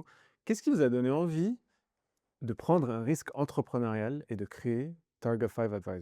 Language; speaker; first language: French; native; French